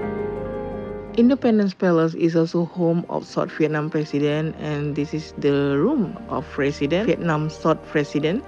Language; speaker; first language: English; non-native, learner; Indonesian